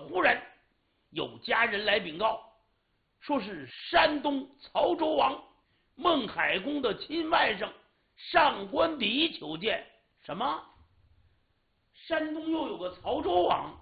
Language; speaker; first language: Chinese; native; Chinese